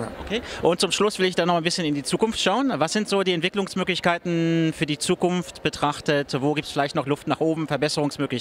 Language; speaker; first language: German; native; German